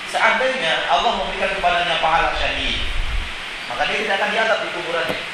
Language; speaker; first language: Indonesian; non-native, local second language; Minangkabau